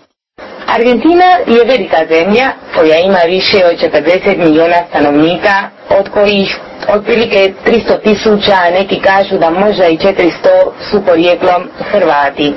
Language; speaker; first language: Croatian; early bilingual, heritage; Croatian